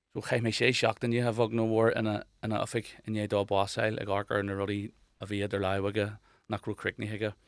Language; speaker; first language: Irish; native; Irish